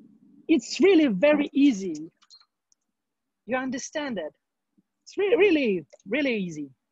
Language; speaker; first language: English; non-native, learner; Ukrainian